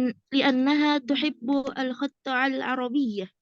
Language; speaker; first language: Arabic; non-native, learner; Indonesian